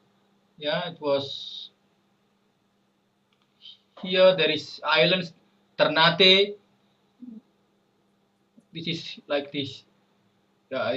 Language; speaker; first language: English; non-native, fluent; Indonesian